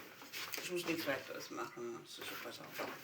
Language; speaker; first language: German; non-native, fluent; French